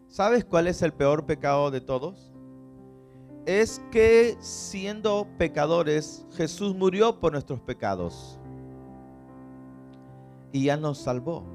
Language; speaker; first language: Spanish; native; Spanish